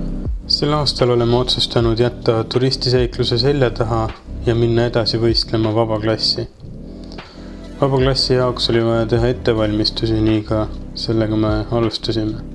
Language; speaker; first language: Estonian; native; Estonian